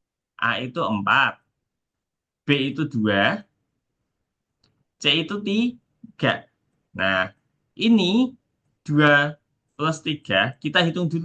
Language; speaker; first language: Indonesian; native; Indonesian